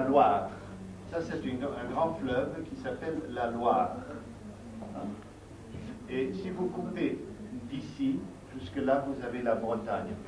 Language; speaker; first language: French; non-native, fluent; German